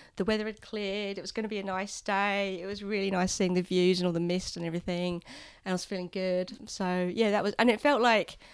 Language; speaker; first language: English; native; English